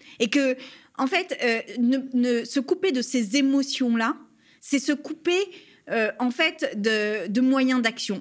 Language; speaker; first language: French; native; French